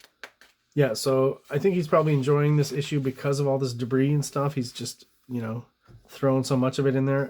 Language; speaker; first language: English; native; English